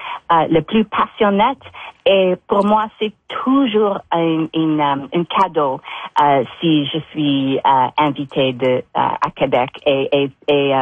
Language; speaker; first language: French; non-native, fluent; English